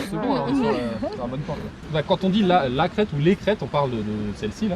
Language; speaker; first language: French; native; French